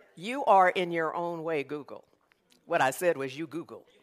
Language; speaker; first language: English; native; English